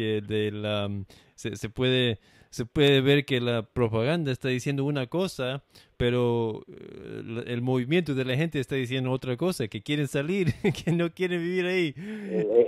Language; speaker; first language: Spanish; non-native, learner; English